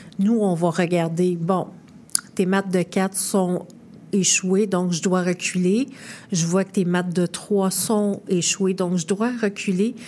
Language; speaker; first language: French; native; French